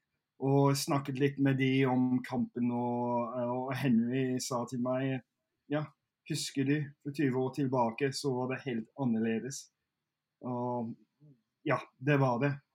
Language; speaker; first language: Norwegian; non-native, fluent; English